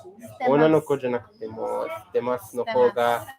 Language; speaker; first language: Japanese; non-native, learner; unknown